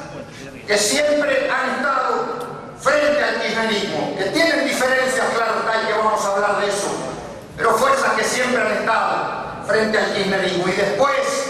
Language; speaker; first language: Spanish; native; Spanish